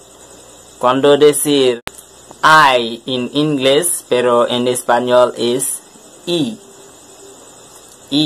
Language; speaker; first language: Spanish; non-native, learner; French